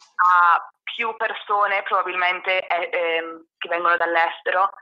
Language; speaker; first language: Italian; native; Italian